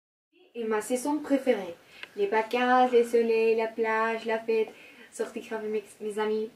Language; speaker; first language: French; non-native, learner; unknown